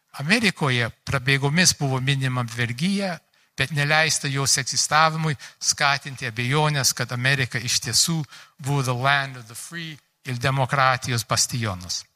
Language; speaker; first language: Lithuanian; early bilingual, heritage; Lithuanian